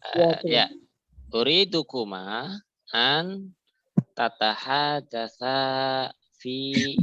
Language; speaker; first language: Arabic; non-native, fluent; Indonesian